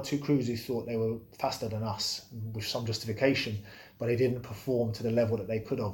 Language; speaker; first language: English; native; English